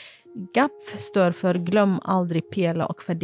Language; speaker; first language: Swedish; non-native, fluent; Kurdish